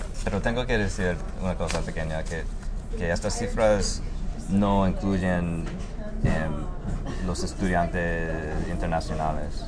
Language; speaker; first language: Spanish; non-native, fluent; English